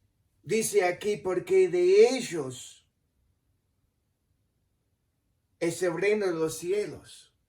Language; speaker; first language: Spanish; non-native, fluent; English